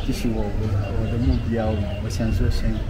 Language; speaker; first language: Chinese; non-native, learner; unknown